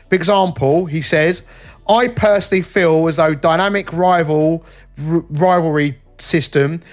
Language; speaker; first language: English; native; English